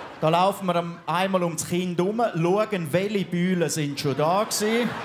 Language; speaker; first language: German; native; German